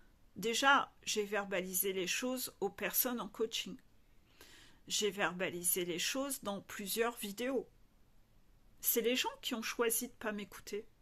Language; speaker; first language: French; native; French